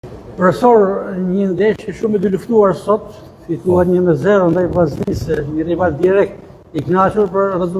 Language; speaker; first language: Albanian; native; Albanian